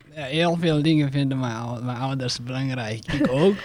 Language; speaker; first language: Dutch; non-native, fluent; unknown